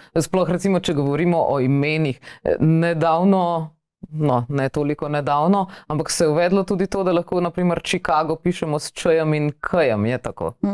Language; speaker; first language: Slovenian; native; Slovenian